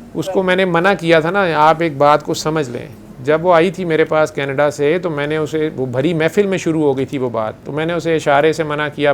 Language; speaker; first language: Urdu; non-native, local second language; Punjabi